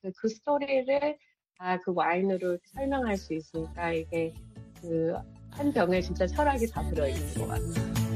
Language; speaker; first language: Korean; early bilingual, heritage; Korean